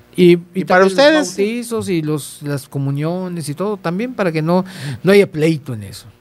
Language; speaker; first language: Spanish; native; Spanish